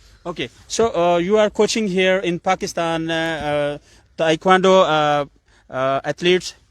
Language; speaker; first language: English; non-native, local second language; Urdu